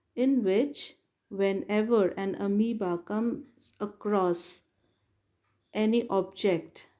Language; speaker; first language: English; non-native, local second language; Hindi